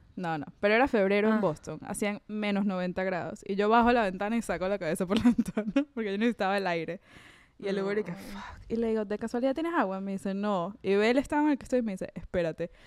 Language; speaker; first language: Spanish; native; Spanish